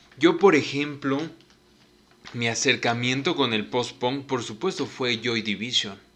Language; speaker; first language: Spanish; native; Spanish